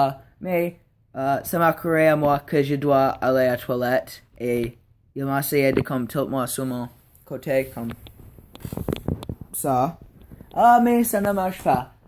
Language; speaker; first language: French; non-native, learner; English